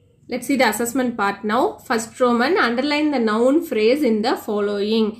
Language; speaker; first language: English; non-native, local second language; Tamil